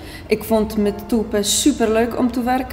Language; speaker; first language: Dutch; non-native, fluent; Polish